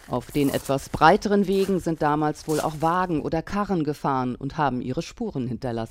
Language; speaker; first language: German; native; German